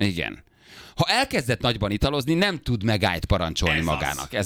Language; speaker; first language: Hungarian; native; Hungarian